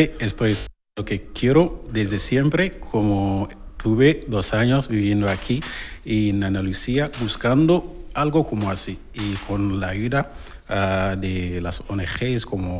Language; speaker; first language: Spanish; non-native, fluent; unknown